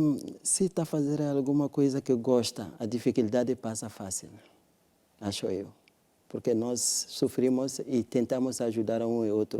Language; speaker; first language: Portuguese; non-native, learner; French